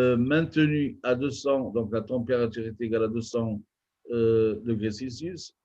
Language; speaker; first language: French; non-native, local second language; Arabic